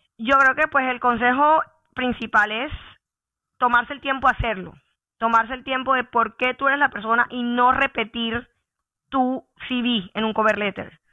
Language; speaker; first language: Spanish; native; Spanish